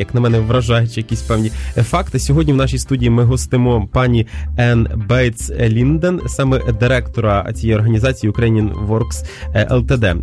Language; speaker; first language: Ukrainian; native; Ukrainian